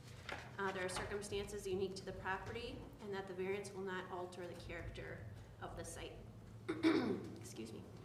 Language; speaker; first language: English; native; English